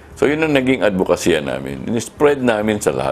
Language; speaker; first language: Filipino; native; Filipino